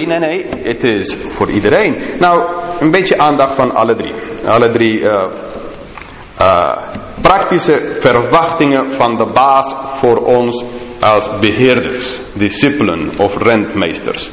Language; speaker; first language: Dutch; non-native, fluent; English